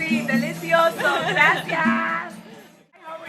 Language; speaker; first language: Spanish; non-native, learner; English